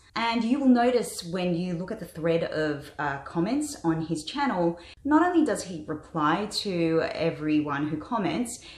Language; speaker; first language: English; native; English